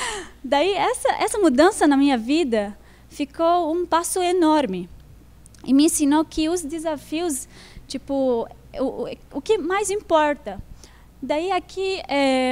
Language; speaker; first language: Portuguese; non-native, fluent; Arabic